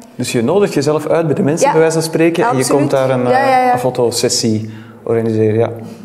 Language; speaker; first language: Dutch; native; Dutch